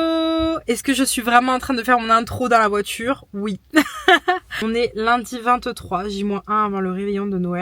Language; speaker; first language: French; native; French